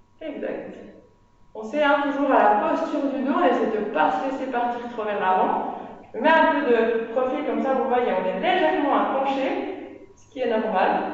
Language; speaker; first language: French; native; French